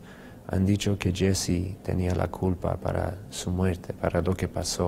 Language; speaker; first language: Spanish; non-native, fluent; English